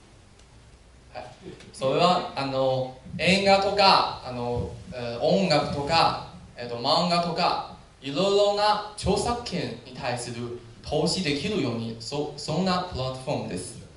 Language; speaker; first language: Japanese; non-native, learner; Chinese